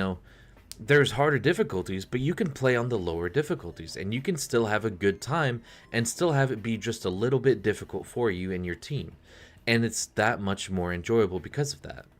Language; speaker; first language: English; native; English